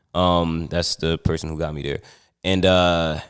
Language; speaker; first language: English; native; English